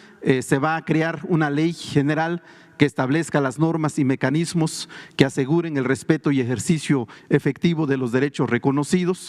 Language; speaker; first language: Spanish; non-native, local second language; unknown